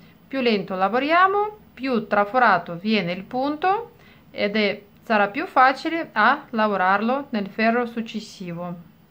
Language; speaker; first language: Italian; non-native, fluent; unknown